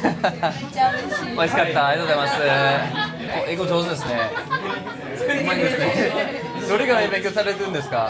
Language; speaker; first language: Japanese; native; Japanese